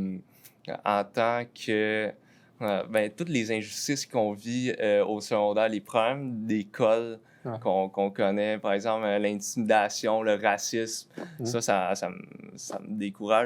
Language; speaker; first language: French; native; French